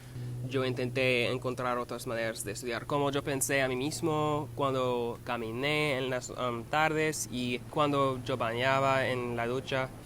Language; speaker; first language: Spanish; non-native, learner; English